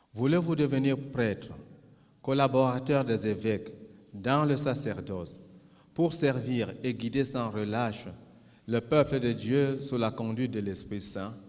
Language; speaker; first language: French; native; French